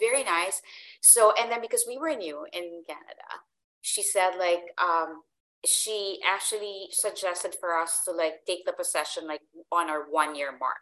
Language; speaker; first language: English; non-native, local second language; Filipino